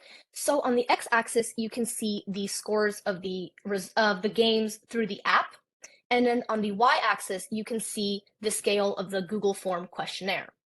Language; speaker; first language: English; native; English